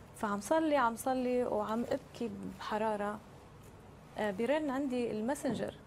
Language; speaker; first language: Arabic; native; Arabic